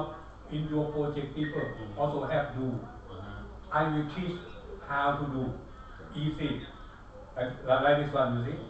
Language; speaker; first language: English; non-native, learner; Thai